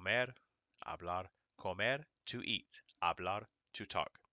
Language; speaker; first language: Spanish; non-native, fluent; English